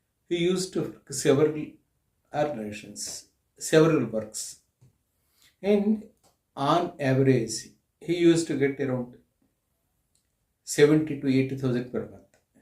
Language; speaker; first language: English; non-native, local second language; Telugu